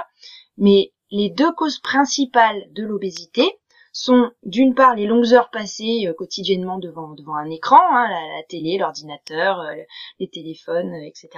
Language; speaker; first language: French; native; French